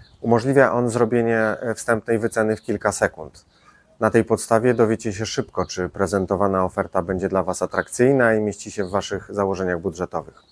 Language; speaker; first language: Polish; native; Polish